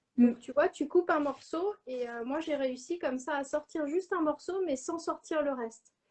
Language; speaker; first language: French; native; French